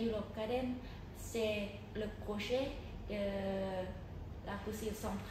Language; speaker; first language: French; non-native, fluent; Thai